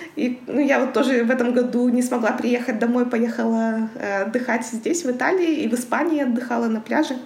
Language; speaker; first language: Russian; native; Russian